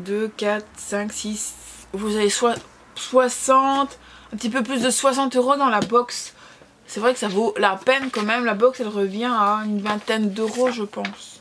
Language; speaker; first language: French; native; French